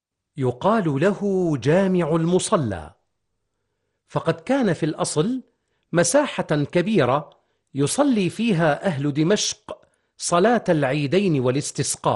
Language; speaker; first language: Arabic; native; Arabic